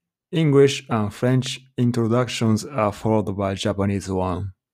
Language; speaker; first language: English; non-native, fluent; Japanese